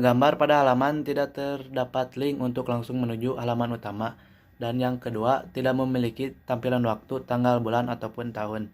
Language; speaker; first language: Indonesian; native; Indonesian